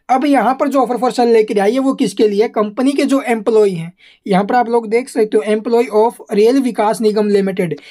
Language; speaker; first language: Hindi; native; Hindi